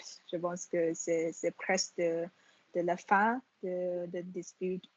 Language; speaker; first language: French; non-native, fluent; Vietnamese